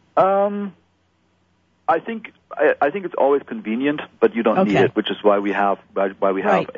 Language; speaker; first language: English; non-native, fluent; German